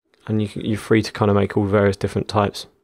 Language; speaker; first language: English; native; English